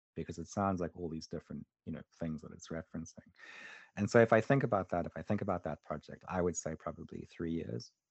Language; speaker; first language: English; native; English